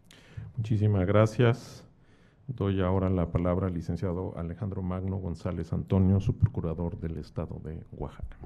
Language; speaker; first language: Spanish; native; Spanish